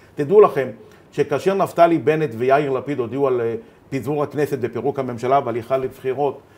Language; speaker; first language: Hebrew; native; Hebrew